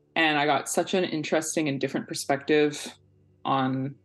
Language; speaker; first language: English; native; English